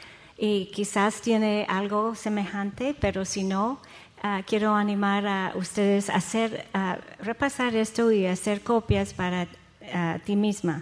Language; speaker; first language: Spanish; non-native, fluent; English